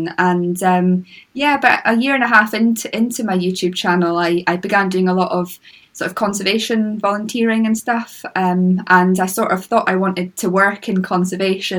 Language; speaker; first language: English; native; English